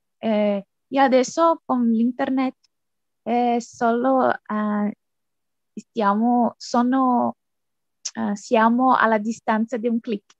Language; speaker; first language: Italian; non-native, learner; Portuguese